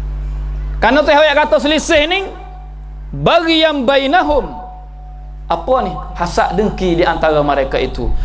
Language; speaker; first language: Malay; native; Malay